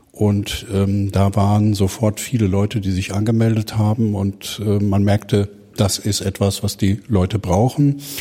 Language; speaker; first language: German; native; German